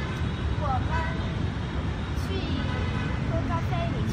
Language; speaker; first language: Chinese; non-native, learner; Vietnamese